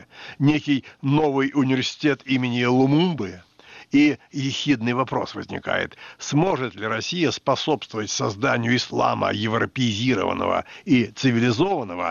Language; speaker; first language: Russian; native; Russian